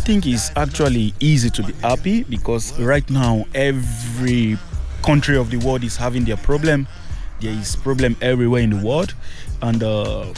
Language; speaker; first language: English; non-native, local second language; Yoruba